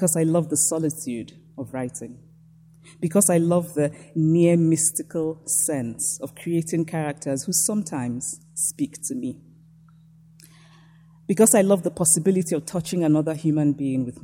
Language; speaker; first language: English; native; English